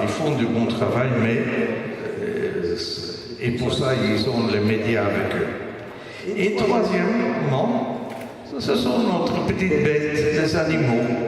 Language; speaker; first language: French; non-native, local second language; Dutch